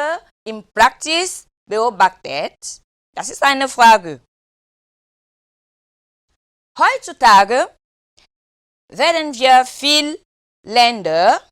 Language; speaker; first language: German; non-native, fluent; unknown